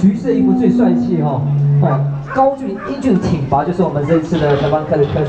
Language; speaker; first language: Chinese; native; Chinese